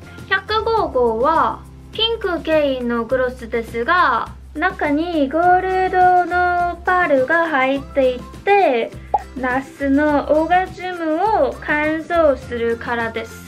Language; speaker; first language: Japanese; non-native, fluent; Korean